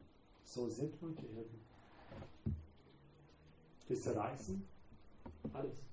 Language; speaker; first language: German; non-native, fluent; English